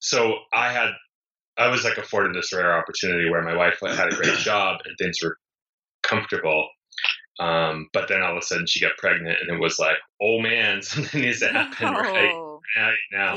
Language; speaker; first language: English; native; English